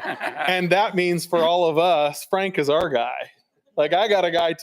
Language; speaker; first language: English; native; English